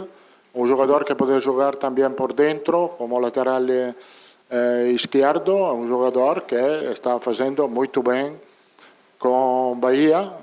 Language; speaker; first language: Spanish; non-native, fluent; Italian